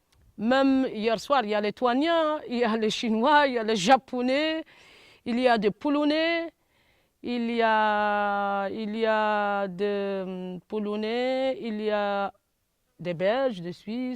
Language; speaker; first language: French; non-native, local second language; Arabic